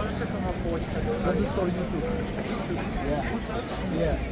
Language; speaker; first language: Dutch; non-native, learner; Turkish